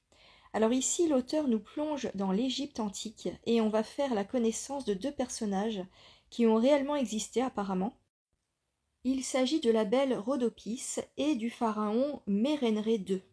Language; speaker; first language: French; native; French